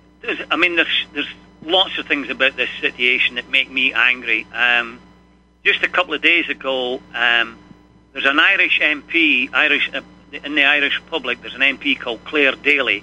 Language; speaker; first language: English; native; English